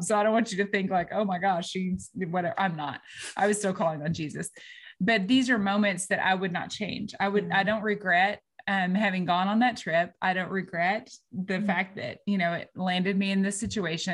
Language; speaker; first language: English; native; English